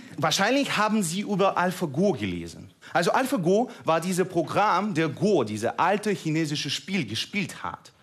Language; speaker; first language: German; non-native, fluent; Russian